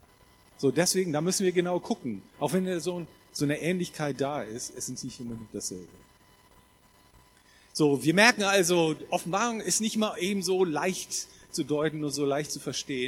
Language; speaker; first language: German; native; German